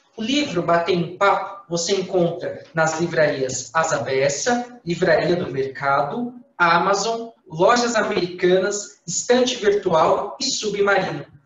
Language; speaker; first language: Portuguese; native; Portuguese